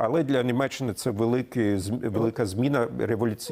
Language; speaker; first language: Ukrainian; non-native, fluent; German